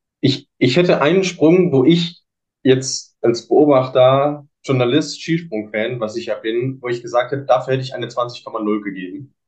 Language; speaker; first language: German; native; German